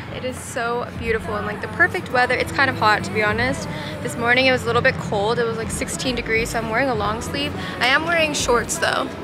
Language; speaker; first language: English; early bilingual, other home language; Japanese